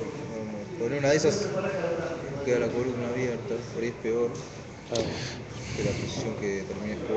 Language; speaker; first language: Spanish; native; Spanish